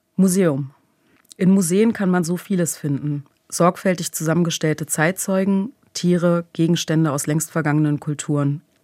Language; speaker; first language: German; early bilingual, other home language; Croatian